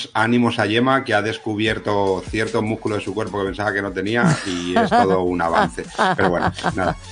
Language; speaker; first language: Spanish; native; Spanish